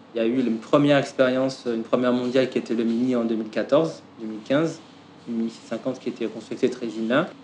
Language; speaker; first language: French; native; French